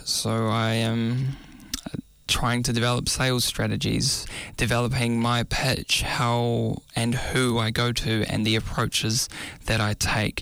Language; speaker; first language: English; native; English